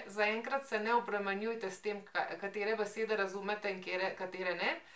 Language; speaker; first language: Slovenian; native; Slovenian